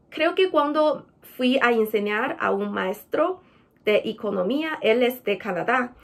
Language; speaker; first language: Spanish; non-native, fluent; Chinese